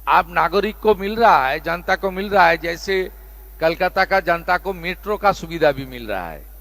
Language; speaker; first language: Hindi; non-native, local second language; Bangla